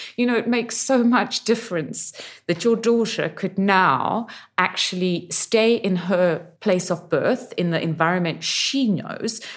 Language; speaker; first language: English; native; English